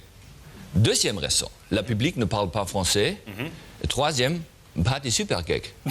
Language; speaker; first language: French; non-native, learner; German